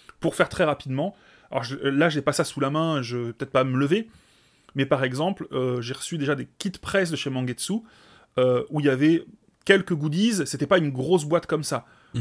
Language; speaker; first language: French; native; French